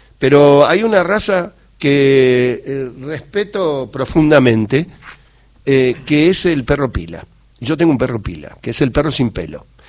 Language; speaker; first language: Spanish; native; Spanish